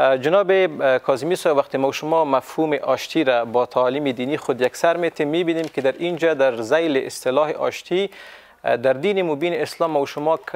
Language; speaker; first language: Persian; native; Persian